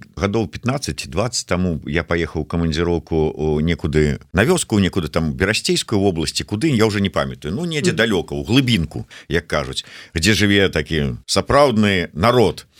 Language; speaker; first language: Belarusian; non-native, local second language; Russian